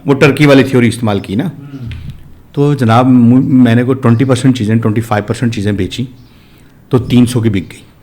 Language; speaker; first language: Urdu; non-native, local second language; Punjabi